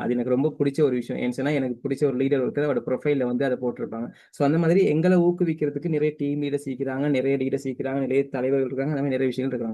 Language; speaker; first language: Tamil; native; Tamil